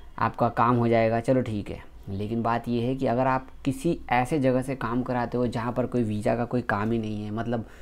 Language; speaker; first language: Hindi; native; Hindi